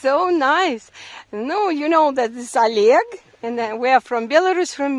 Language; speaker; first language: English; non-native, learner; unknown